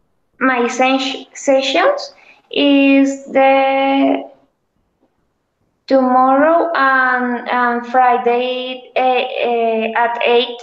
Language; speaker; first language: English; non-native, learner; Spanish